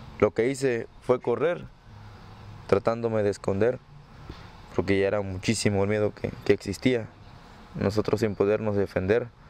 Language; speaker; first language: Spanish; native; Spanish